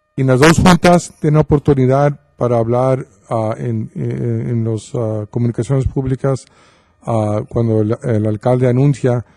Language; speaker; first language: Spanish; early bilingual, heritage; Spanish